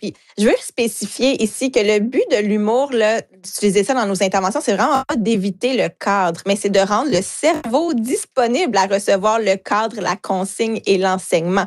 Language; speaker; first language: French; native; French